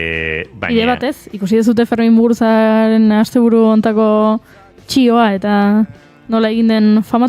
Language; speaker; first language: Basque; native; Basque